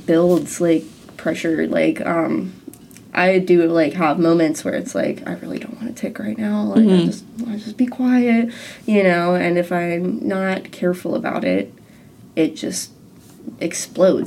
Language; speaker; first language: English; native; English